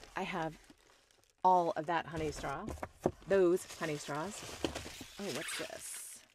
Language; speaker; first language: English; native; English